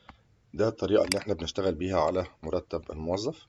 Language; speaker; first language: Arabic; native; Arabic